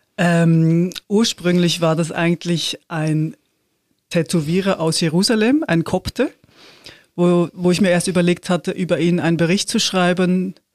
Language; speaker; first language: German; native; German